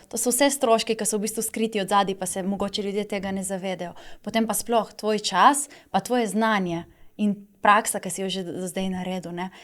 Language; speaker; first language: Slovenian; native; Slovenian